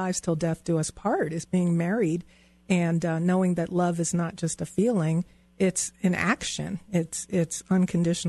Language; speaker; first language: English; native; English